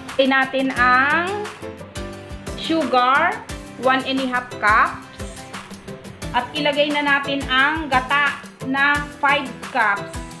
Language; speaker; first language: Filipino; non-native, local second language; Bikol